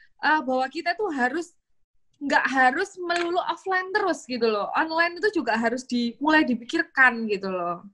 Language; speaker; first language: Indonesian; native; Indonesian